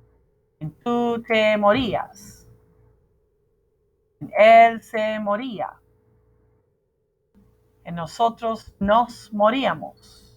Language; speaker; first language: Spanish; non-native, fluent; English